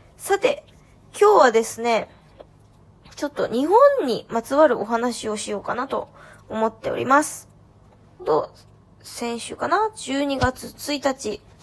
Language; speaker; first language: Japanese; native; Japanese